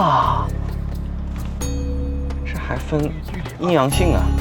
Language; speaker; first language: Chinese; native; Chinese